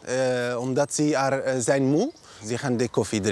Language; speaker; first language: Dutch; non-native, learner; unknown